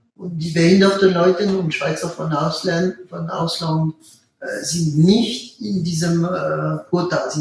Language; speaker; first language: German; non-native, local second language; French